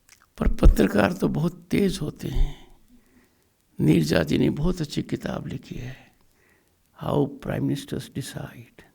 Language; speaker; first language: Hindi; native; Hindi